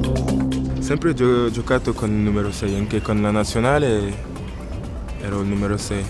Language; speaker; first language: Italian; non-native, learner; French